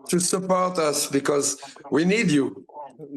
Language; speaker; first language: English; non-native, learner; French